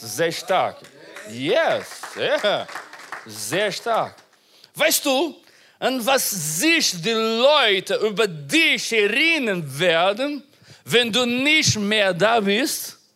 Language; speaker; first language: German; non-native, fluent; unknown